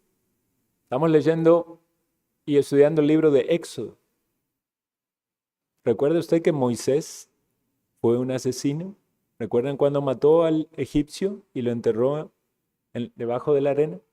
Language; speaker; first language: Spanish; native; Spanish